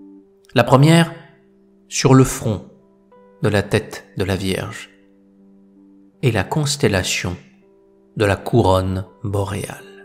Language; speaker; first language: French; native; French